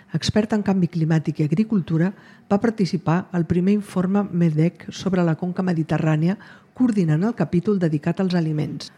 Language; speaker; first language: Catalan; native; Catalan